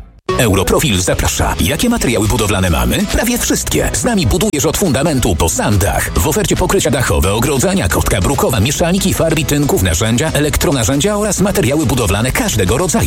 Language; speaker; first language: Polish; native; Polish